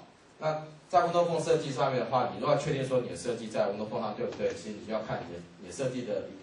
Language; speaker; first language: Chinese; native; Chinese